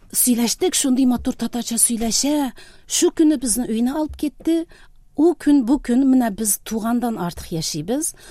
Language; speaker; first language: Tatar; early bilingual, heritage; Tatar